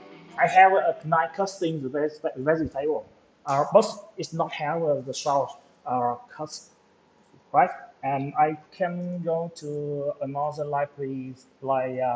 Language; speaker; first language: English; non-native, local second language; Vietnamese